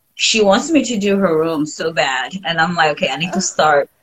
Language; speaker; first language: English; non-native, fluent; French